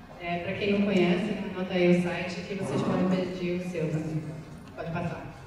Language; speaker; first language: Portuguese; non-native, fluent; English